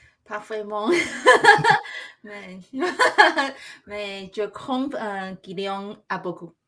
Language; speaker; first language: French; non-native, learner; Chinese